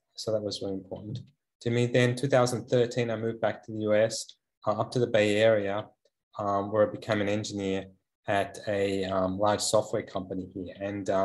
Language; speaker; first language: English; native; English